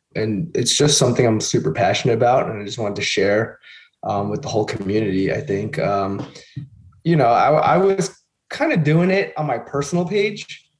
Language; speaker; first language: English; native; English